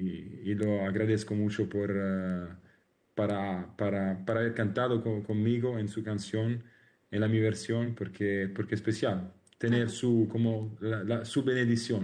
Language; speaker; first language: Spanish; non-native, learner; Italian